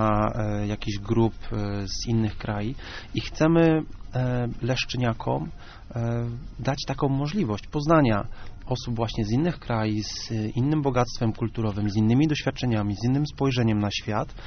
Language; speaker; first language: Polish; native; Polish